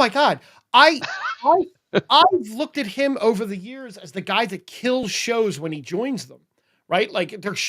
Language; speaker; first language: English; native; English